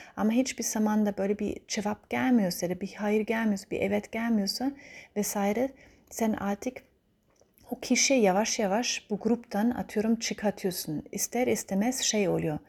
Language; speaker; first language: Turkish; early bilingual, heritage; Turkish